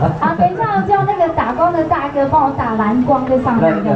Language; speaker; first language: Chinese; native; Chinese